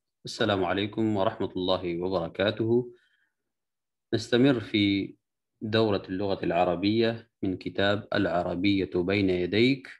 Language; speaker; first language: Arabic; non-native, fluent; Urdu